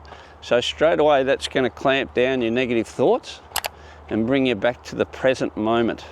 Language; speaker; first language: English; native; English